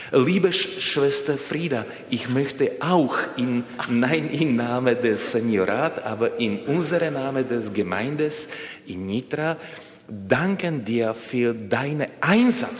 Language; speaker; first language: German; non-native, learner; Slovak